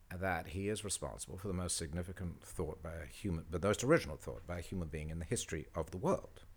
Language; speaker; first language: English; native; English